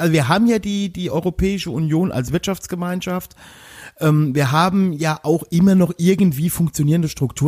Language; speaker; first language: German; native; German